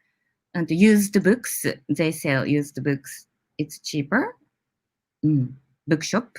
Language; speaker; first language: English; non-native, learner; Japanese